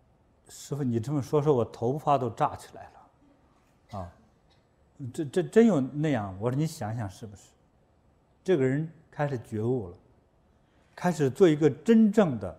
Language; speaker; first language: Chinese; native; Chinese